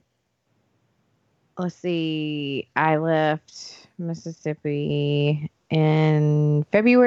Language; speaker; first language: English; native; English